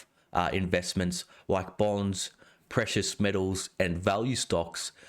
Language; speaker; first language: English; native; English